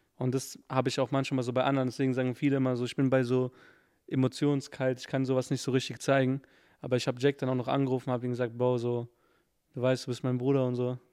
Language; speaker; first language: German; early bilingual, other home language; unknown